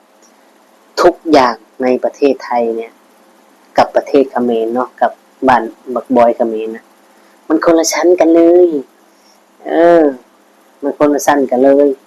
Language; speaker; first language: Thai; non-native, local second language; Lao